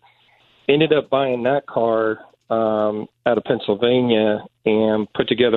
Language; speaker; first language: English; native; English